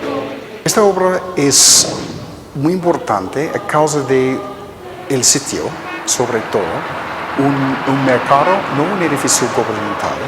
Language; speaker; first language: Spanish; non-native, fluent; English